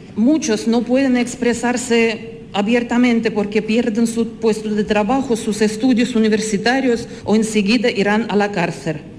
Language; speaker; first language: Spanish; non-native, fluent; Russian